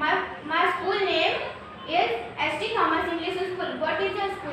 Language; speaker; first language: English; non-native, learner; Hindi